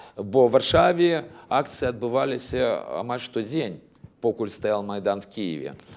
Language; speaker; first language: Belarusian; native; Belarusian